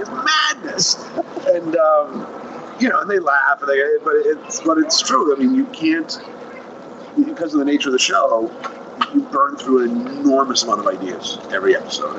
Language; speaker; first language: English; native; English